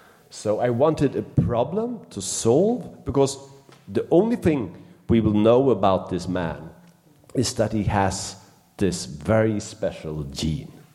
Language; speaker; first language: English; non-native, fluent; Swedish